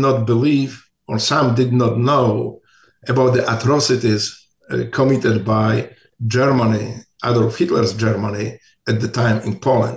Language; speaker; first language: English; non-native, fluent; Polish